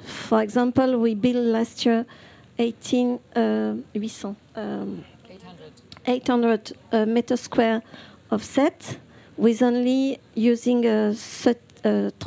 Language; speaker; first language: English; non-native, fluent; French